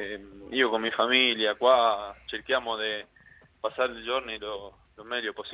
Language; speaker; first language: Italian; non-native, learner; Spanish